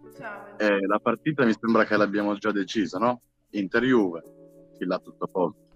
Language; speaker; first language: Italian; native; Italian